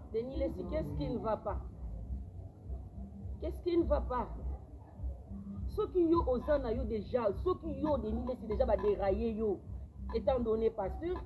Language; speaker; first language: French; non-native, local second language; Lingala